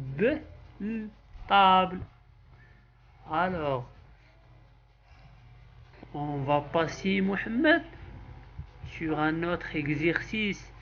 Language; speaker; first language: French; non-native, local second language; Arabic